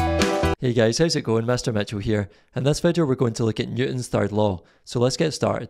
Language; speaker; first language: English; native; English